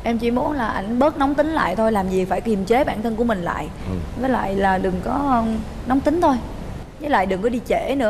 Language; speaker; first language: Vietnamese; native; Vietnamese